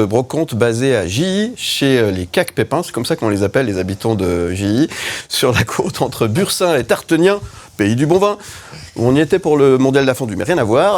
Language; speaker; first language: French; native; French